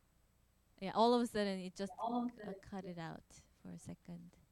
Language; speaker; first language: English; non-native, fluent; Korean